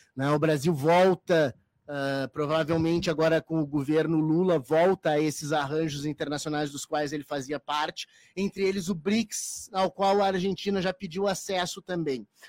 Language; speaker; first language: Portuguese; native; Portuguese